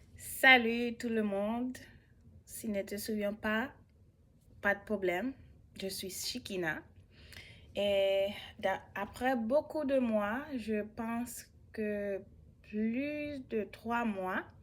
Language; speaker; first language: French; non-native, learner; English